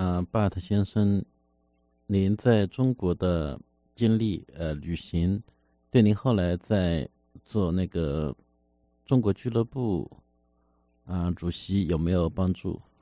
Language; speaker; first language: Chinese; native; Chinese